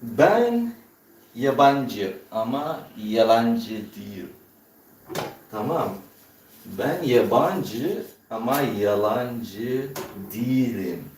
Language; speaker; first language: Turkish; non-native, learner; Filipino